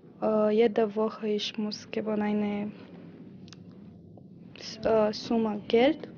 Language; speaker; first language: German; non-native, learner; Romanian